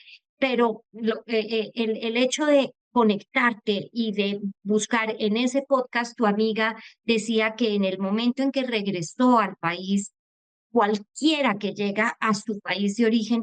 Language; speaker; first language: Spanish; native; Spanish